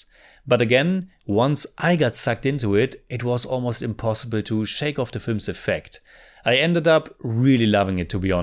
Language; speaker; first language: English; non-native, fluent; German